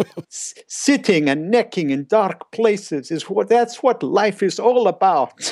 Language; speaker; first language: English; native; English